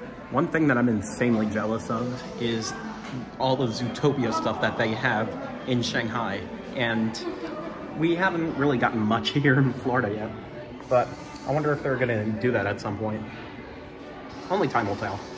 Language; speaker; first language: English; native; English